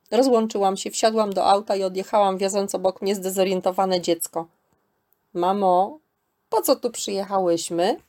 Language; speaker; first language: Polish; native; Polish